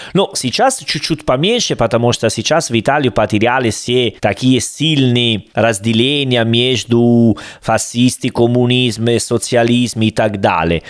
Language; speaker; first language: Russian; non-native, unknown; Italian